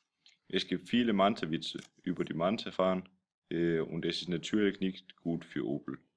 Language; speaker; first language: German; non-native, learner; Danish